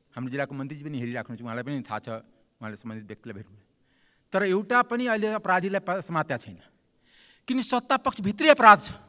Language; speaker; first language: Nepali; non-native, local second language; Maithili